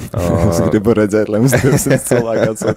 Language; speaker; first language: Latvian; native; Latvian